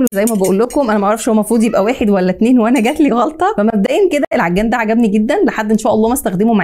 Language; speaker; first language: Arabic; native; Arabic